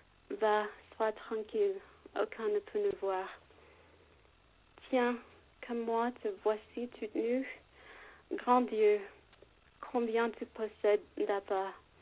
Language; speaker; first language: French; non-native, fluent; English